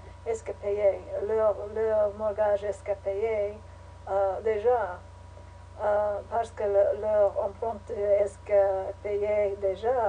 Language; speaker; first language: French; non-native, learner; English